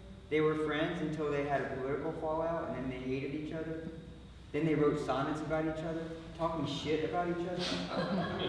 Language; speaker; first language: English; native; English